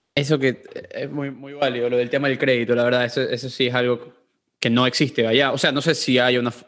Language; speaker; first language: Spanish; native; Spanish